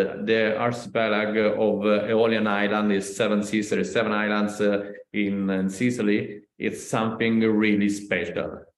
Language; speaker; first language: English; non-native, learner; Italian